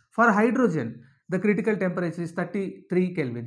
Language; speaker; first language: English; non-native, local second language; Telugu